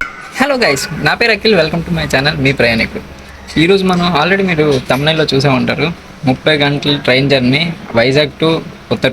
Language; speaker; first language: Telugu; native; Telugu